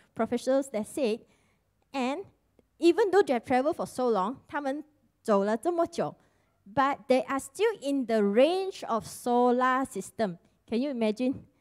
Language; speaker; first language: English; non-native, local second language; Chinese